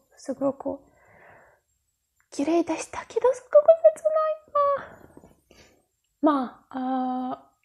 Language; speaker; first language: Japanese; non-native, learner; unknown